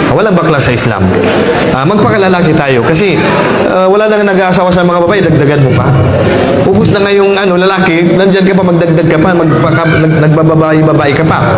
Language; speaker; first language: Filipino; non-native, local second language; Maranao